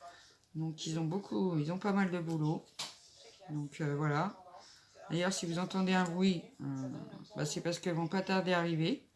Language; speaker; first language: French; native; French